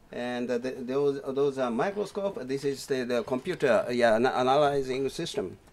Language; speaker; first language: English; non-native, fluent; Japanese